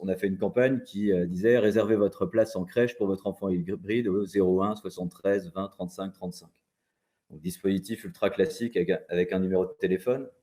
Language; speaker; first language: French; native; French